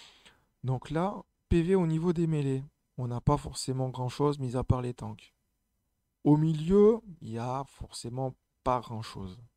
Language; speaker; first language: French; native; French